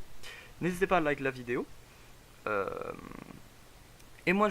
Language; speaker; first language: French; native; French